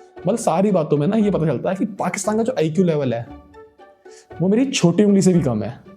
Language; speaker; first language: Hindi; native; Hindi